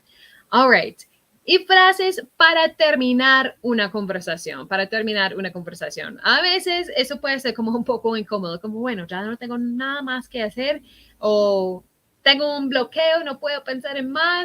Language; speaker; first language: Spanish; non-native, fluent; English